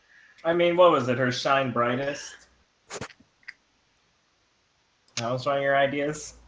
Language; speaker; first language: English; native; English